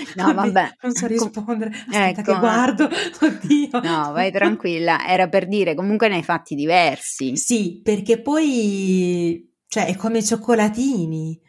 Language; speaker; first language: Italian; native; Italian